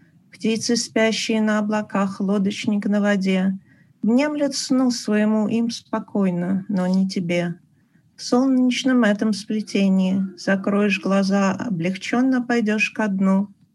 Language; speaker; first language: Russian; native; Russian